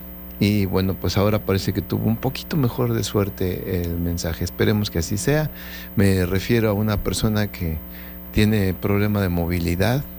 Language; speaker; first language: Spanish; native; Spanish